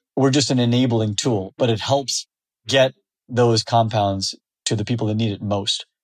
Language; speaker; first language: English; native; English